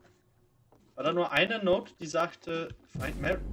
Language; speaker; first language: German; native; German